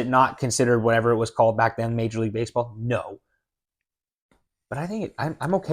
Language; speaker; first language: English; native; English